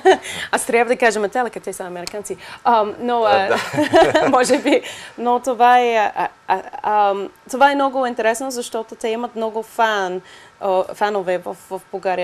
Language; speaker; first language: Bulgarian; non-native, learner; English